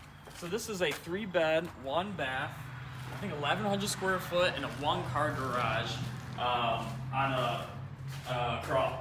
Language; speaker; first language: English; native; English